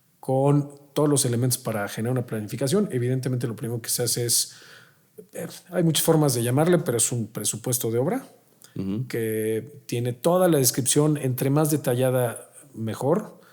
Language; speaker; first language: Spanish; native; Spanish